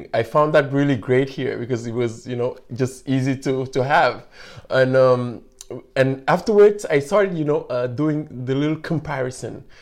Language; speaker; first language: English; non-native, fluent; Wolof